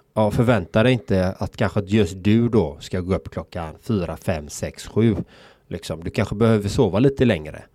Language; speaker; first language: Swedish; native; Swedish